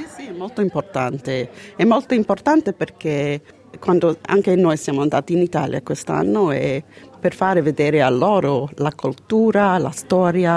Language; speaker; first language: Italian; early bilingual, heritage; Italian